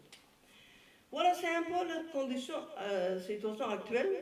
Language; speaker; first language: French; non-native, fluent; Persian